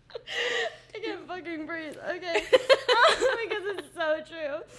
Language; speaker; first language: English; native; English